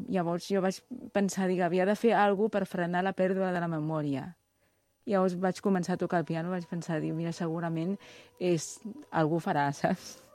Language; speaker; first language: Catalan; non-native, fluent; Chinese